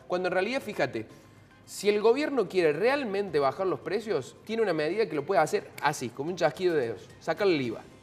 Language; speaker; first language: Spanish; native; Spanish